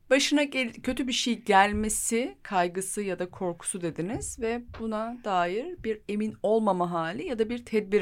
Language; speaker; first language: Turkish; native; Turkish